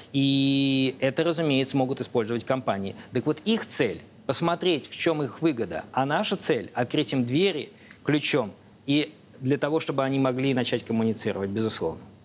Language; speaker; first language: Russian; native; Russian